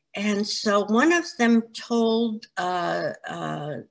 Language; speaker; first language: English; native; English